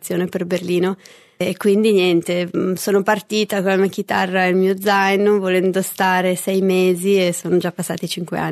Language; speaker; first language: Italian; native; Italian